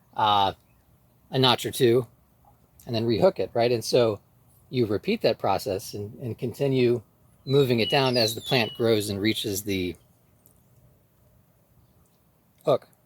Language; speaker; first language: English; native; English